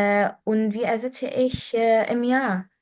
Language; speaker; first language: German; non-native, fluent; Arabic